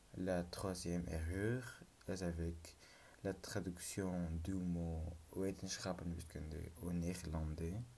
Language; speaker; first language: French; non-native, learner; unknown